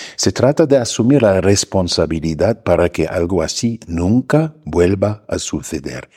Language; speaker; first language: Spanish; non-native, fluent; German